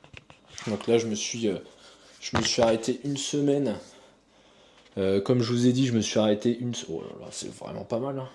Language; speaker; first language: French; native; French